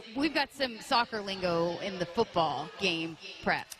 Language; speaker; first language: English; native; English